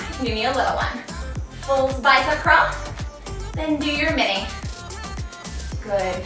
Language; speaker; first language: English; native; English